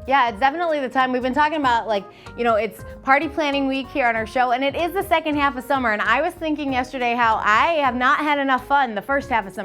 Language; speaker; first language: English; native; English